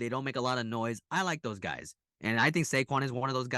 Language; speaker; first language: English; native; English